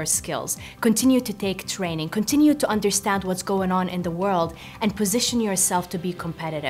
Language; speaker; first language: English; non-native, fluent; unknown